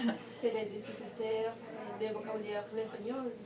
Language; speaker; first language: French; non-native, learner; Spanish